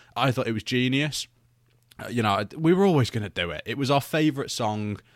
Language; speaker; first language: English; native; English